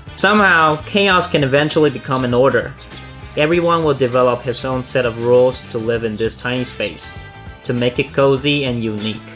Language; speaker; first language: English; non-native, fluent; Chinese